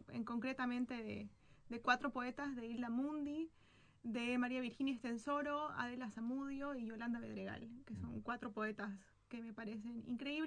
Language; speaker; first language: Spanish; native; Spanish